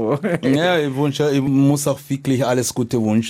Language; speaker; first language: German; non-native, fluent; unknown